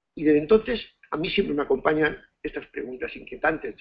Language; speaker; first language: Spanish; native; Spanish